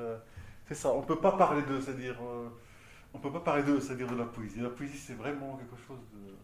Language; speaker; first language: French; non-native, local second language; Arabic